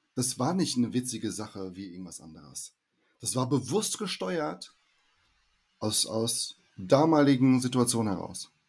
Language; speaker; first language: German; early bilingual, heritage; German